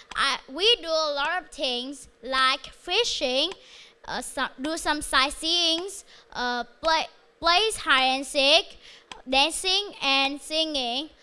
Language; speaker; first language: English; non-native, learner; Vietnamese